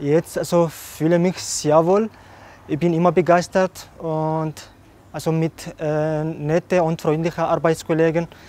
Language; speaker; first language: German; non-native, learner; Arabic